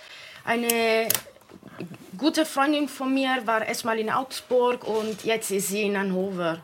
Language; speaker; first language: German; non-native, fluent; Italian